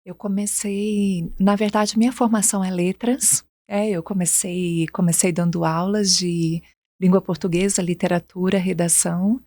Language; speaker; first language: Portuguese; native; Portuguese